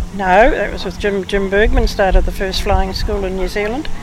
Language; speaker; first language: English; native; English